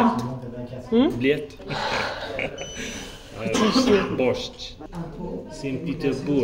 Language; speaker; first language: Russian; non-native, learner; Italian